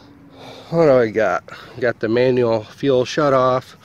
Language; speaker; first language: English; native; English